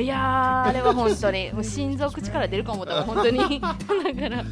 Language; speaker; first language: Japanese; native; Japanese